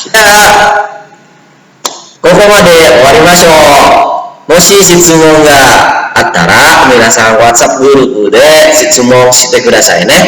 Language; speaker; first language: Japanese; non-native, fluent; Indonesian